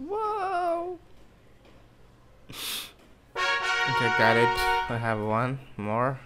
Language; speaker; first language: English; non-native, learner; Bangla